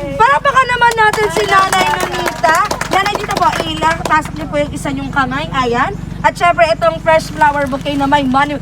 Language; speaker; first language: Filipino; non-native, local second language; Bikol